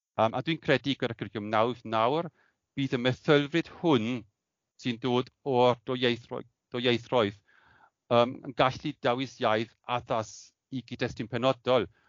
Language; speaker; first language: Welsh; non-native, fluent; German